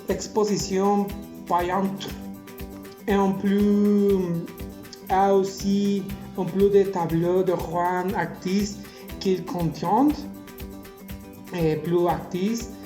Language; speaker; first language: French; non-native, learner; Spanish